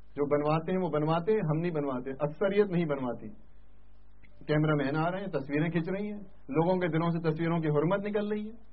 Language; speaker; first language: Urdu; non-native, local second language; Sindhi